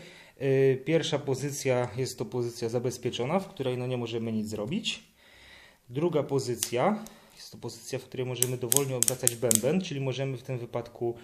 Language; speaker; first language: Polish; native; Polish